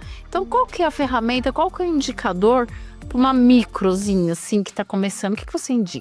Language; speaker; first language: Portuguese; native; Portuguese